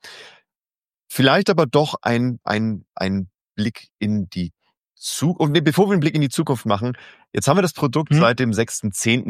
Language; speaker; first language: German; native; German